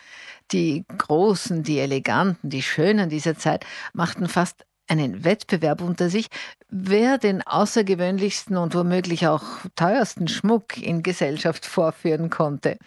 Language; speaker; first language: German; native; German